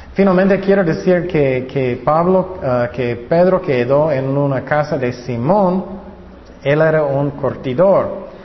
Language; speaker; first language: Spanish; non-native, fluent; English